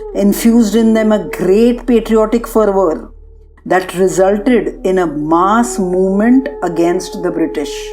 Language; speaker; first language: English; non-native, local second language; Marathi